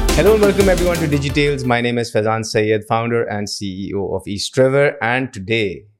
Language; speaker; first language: English; non-native, local second language; Urdu